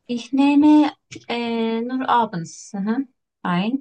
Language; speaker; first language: German; non-native, learner; Turkish